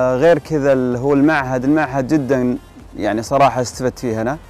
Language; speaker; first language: Arabic; native; Arabic